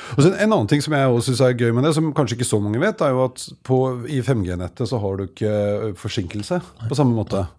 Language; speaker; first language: Norwegian; native; Norwegian